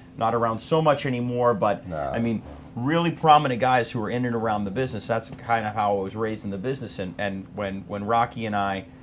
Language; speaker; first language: English; native; English